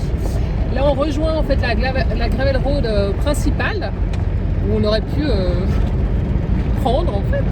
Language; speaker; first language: French; native; French